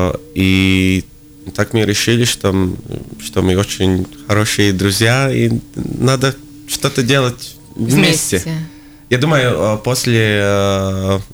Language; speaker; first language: Russian; non-native, local second language; Latvian